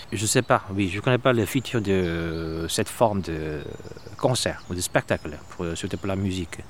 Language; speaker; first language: French; non-native, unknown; Korean